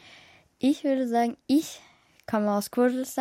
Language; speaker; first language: German; early bilingual, other home language; Kurdish